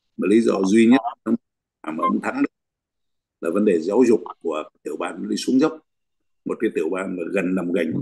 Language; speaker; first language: Vietnamese; native; Vietnamese